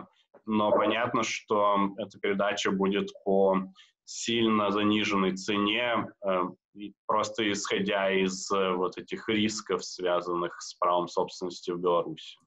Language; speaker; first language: Russian; native; Russian